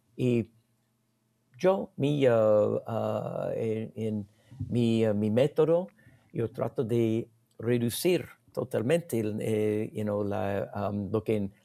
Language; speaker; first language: Spanish; non-native, learner; English